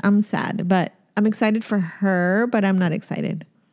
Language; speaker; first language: English; early bilingual, other home language; Spanish